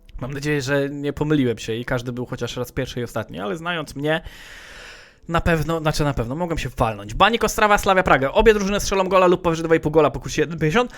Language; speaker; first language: Polish; native; Polish